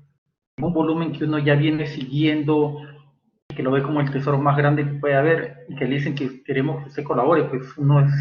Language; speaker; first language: Spanish; native; Spanish